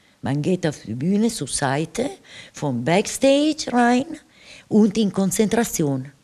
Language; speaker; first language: German; non-native, fluent; Italian